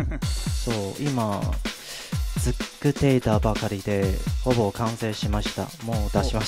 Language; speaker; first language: Japanese; non-native, fluent; Chinese